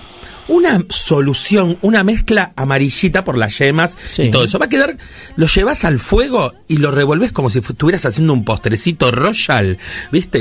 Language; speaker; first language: Spanish; native; Spanish